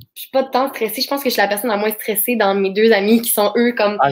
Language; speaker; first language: French; native; French